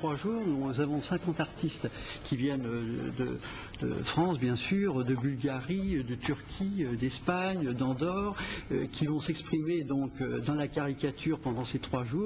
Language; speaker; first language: French; native; French